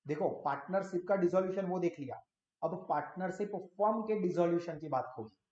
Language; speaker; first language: Hindi; non-native, local second language; Gujarati